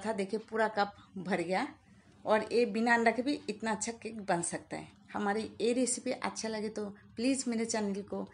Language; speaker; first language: Hindi; non-native, local second language; Bangla